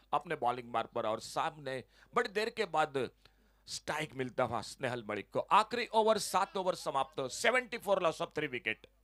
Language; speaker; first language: Hindi; non-native, local second language; Konkani